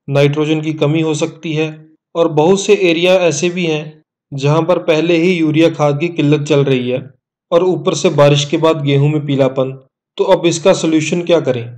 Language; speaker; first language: Hindi; non-native, local second language; Punjabi